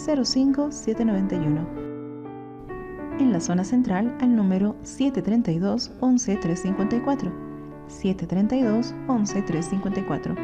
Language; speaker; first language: Spanish; native; Spanish